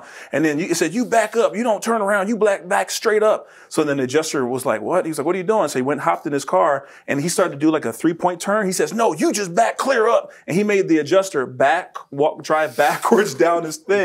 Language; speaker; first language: English; native; English